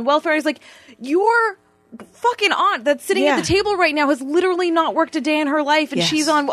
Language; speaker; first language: English; non-native, fluent; Armenian